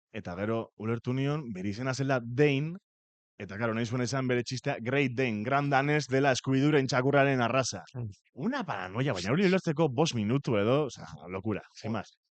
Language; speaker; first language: Basque; non-native, local second language; Spanish